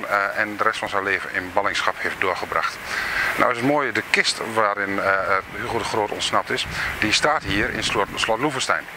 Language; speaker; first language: Dutch; native; Dutch